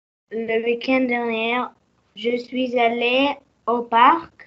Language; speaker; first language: French; non-native, learner; Arabic